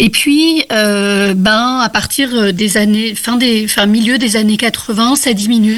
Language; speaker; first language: French; native; French